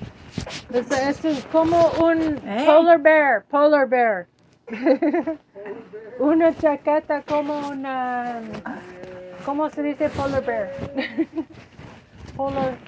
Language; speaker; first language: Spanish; non-native, learner; English